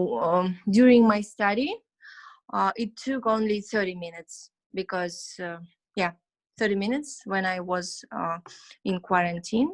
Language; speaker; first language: English; non-native, learner; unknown